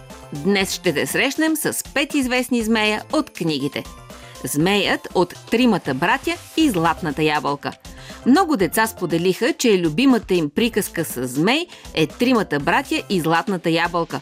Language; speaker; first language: Bulgarian; native; Bulgarian